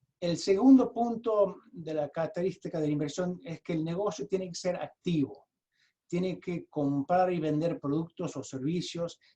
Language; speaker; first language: Spanish; early bilingual, heritage; Spanish